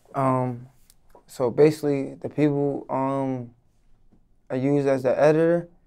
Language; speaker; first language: English; native; English